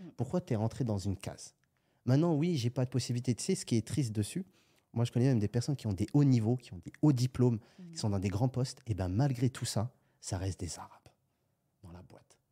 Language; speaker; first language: French; native; French